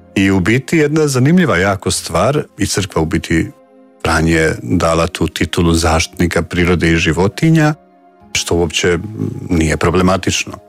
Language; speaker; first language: Croatian; native; Croatian